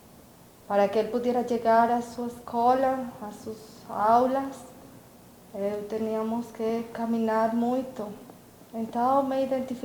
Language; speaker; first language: Portuguese; non-native, learner; Spanish